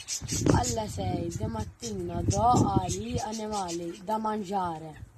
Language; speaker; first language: Italian; non-native, learner; Maltese